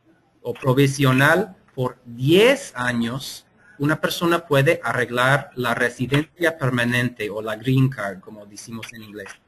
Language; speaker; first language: Spanish; non-native, fluent; English